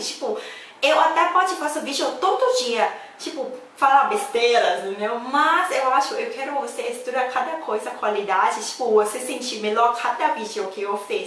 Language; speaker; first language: Portuguese; non-native, learner; Thai